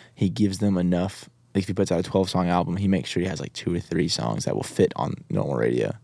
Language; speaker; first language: English; native; English